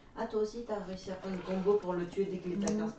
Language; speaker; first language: French; native; French